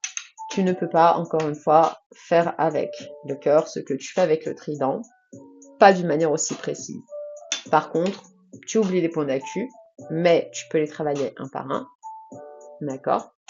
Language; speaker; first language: French; native; French